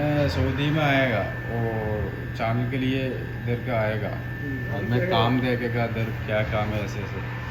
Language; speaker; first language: Hindi; non-native, learner; Malayalam